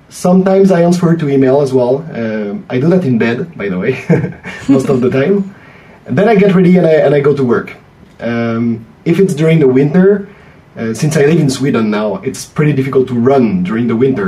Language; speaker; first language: English; non-native, fluent; French